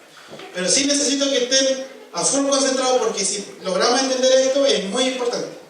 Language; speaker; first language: Spanish; native; Spanish